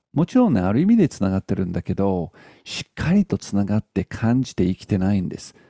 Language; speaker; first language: Japanese; native; Japanese